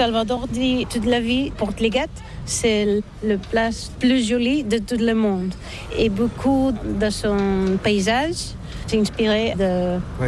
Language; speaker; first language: French; non-native, learner; Catalan